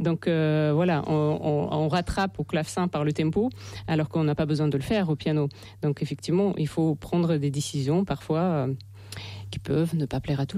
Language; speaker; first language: French; non-native, fluent; Ukrainian